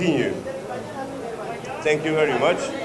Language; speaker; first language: English; non-native, learner; Turkish